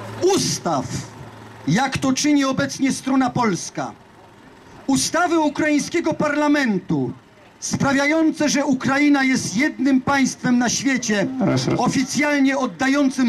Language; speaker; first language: Polish; native; Polish